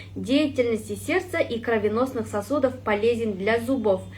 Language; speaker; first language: Russian; non-native, local second language; Kazakh